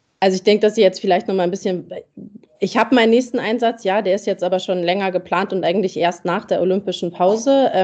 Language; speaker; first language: German; native; German